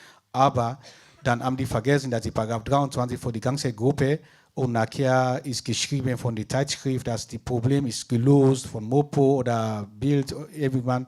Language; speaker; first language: German; non-native, fluent; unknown